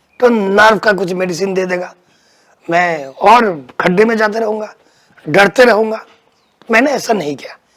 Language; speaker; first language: Hindi; non-native, local second language; Bangla